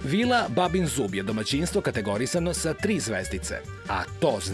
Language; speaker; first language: Serbian; native; Serbian